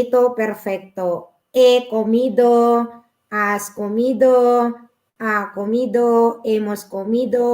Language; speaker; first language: Spanish; non-native, learner; Filipino